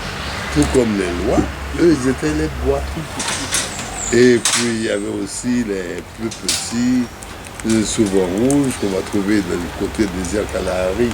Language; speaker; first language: French; non-native, local second language; Haitian Creole